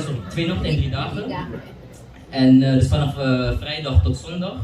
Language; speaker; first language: Dutch; early bilingual, other home language; Indonesian